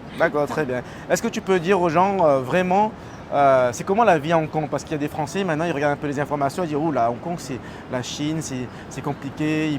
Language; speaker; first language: French; native; French